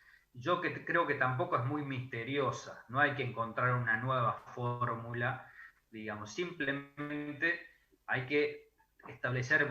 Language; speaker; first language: Spanish; native; Spanish